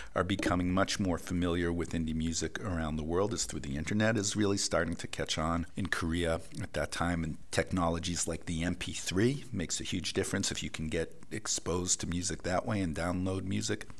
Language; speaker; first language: English; native; English